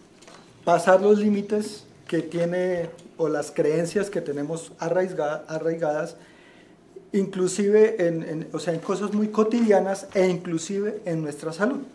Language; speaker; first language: Spanish; native; Spanish